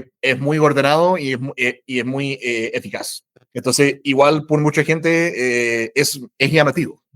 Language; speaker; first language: Spanish; non-native, fluent; English